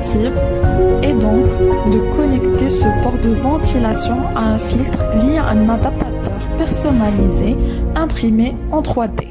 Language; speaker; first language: French; non-native, local second language; Arabic